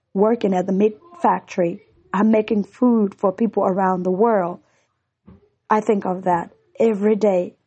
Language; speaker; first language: English; non-native, fluent; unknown